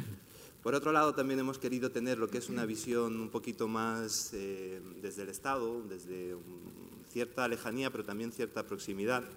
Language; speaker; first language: Spanish; native; Spanish